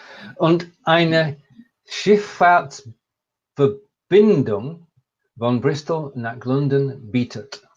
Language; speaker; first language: German; non-native, learner; English